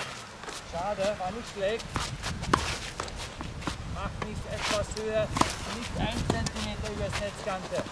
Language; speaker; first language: German; non-native, learner; Hungarian